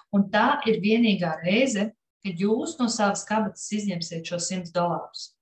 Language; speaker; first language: Latvian; non-native, local second language; Russian